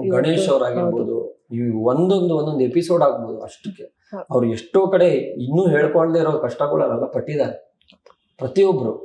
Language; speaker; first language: Kannada; native; Kannada